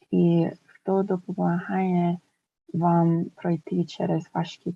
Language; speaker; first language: Ukrainian; early bilingual, heritage; English